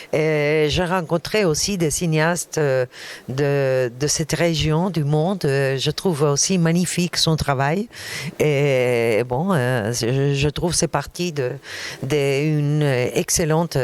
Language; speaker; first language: French; non-native, fluent; Arabic